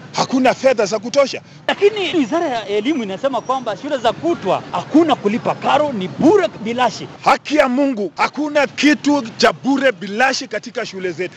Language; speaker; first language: Swahili; non-native, local second language; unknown